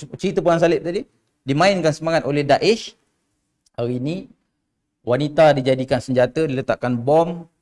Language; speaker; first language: Malay; native; Malay